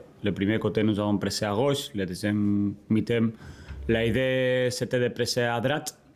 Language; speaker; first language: French; non-native, learner; Spanish